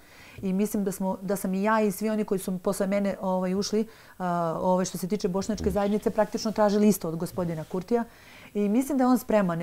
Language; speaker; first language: Serbian; native; Serbian